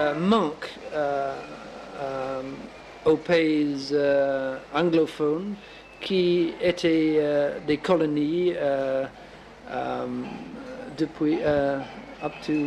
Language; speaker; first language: French; non-native, learner; English